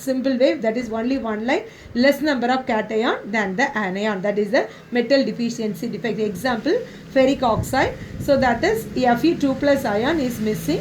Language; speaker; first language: English; non-native, local second language; Tamil